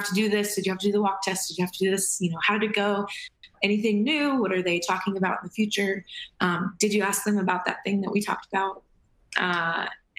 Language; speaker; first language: English; native; English